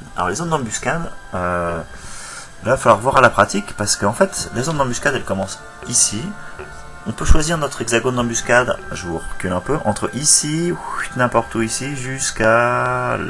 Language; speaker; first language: French; native; French